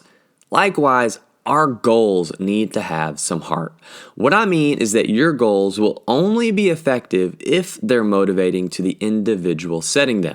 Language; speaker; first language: English; native; English